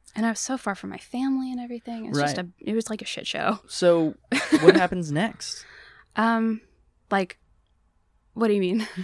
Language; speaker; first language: English; native; English